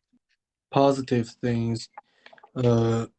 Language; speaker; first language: English; non-native, learner; Chinese